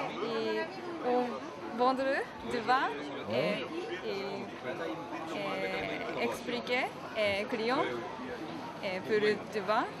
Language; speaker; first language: French; non-native, learner; Japanese